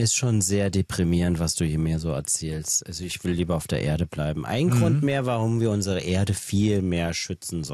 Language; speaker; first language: German; native; German